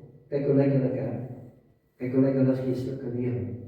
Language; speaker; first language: Afrikaans; native; Afrikaans